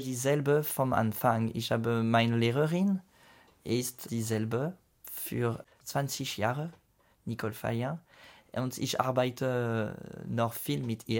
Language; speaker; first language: German; non-native, fluent; French